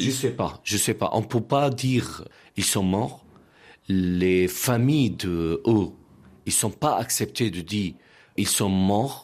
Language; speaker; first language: French; non-native, learner; Arabic